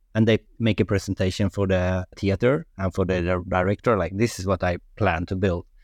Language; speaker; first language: English; non-native, fluent; Swedish